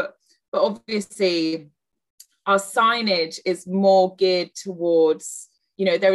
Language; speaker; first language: English; native; English